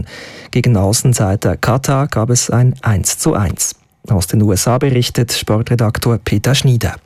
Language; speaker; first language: German; native; German